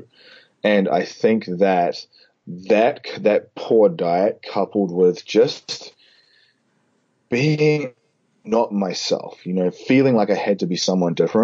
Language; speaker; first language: English; native; English